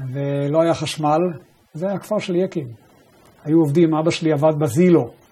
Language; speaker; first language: Hebrew; early bilingual, other home language; German